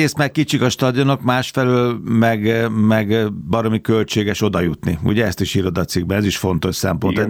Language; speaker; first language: Hungarian; native; Hungarian